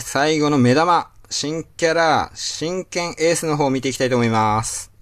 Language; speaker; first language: Japanese; native; Japanese